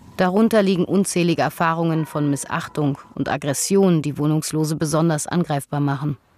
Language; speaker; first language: German; native; German